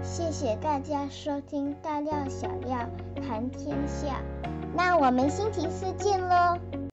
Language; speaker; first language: Chinese; early bilingual, heritage; Chinese